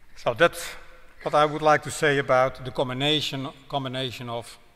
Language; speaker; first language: English; non-native, fluent; Dutch